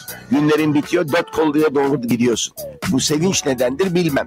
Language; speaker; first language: Turkish; native; Turkish